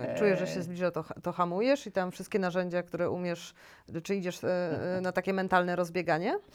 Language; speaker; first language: Polish; native; Polish